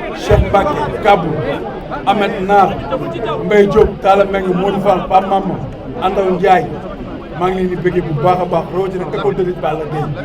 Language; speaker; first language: Wolof; native; Wolof